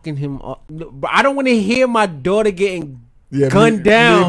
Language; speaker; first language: English; native; English